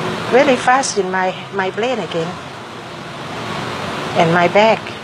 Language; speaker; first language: English; non-native, learner; Thai